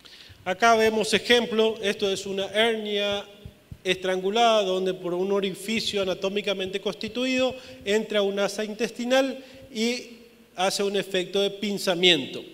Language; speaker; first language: Spanish; native; Spanish